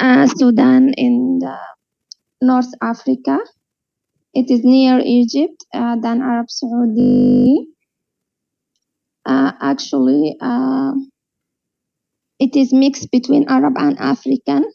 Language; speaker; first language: English; non-native, learner; Arabic